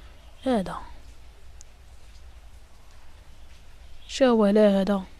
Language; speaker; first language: Arabic; native; Arabic